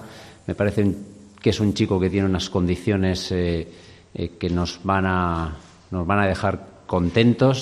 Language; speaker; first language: Spanish; native; Spanish